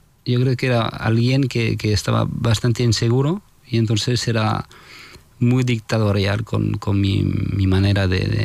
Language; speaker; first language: Spanish; non-native, fluent; French